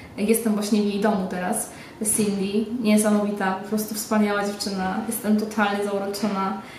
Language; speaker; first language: Polish; native; Polish